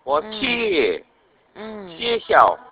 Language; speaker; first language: Chinese; non-native, learner; Korean